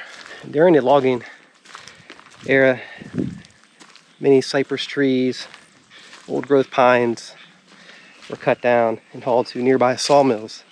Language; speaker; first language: English; native; English